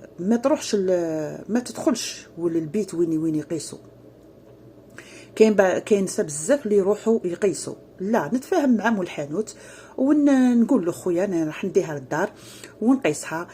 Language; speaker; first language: Arabic; native; Arabic